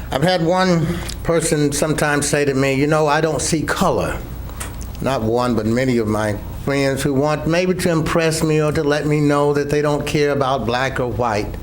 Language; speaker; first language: English; native; English